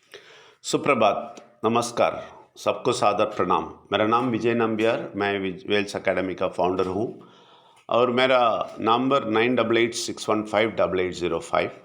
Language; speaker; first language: Hindi; non-native, local second language; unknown